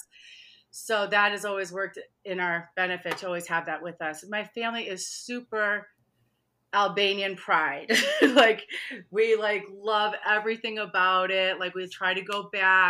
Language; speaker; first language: English; early bilingual, other home language; Albanian